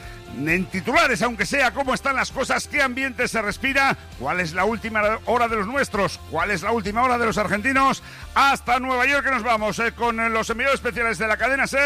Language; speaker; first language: Spanish; native; Spanish